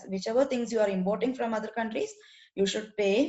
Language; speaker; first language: English; non-native, local second language; Malayalam